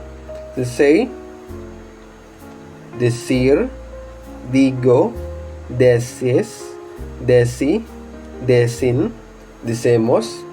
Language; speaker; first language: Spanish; non-native, learner; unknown